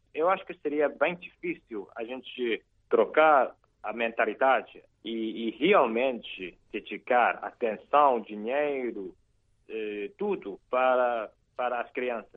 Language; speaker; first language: Portuguese; non-native, fluent; Chinese